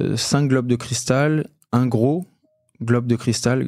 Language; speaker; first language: French; native; French